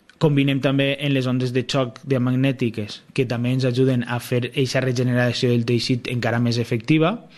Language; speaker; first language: Catalan; native; Catalan